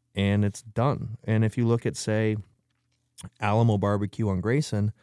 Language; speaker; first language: English; native; English